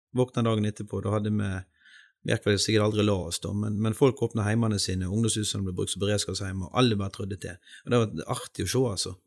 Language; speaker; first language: Norwegian; native; Norwegian